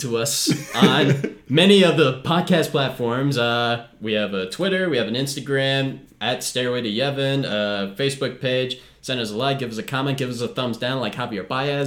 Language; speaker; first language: English; native; English